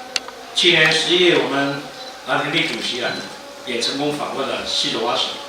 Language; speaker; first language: Chinese; native; Chinese